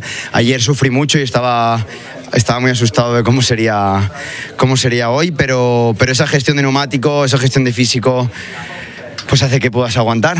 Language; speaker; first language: Spanish; native; Spanish